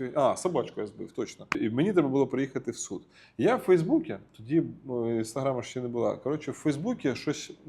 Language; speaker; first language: Ukrainian; native; Ukrainian